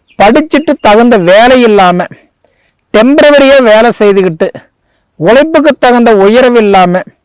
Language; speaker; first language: Tamil; native; Tamil